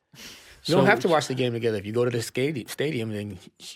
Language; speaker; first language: English; native; English